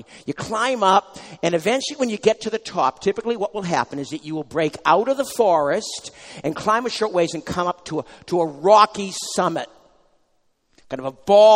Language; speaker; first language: English; native; English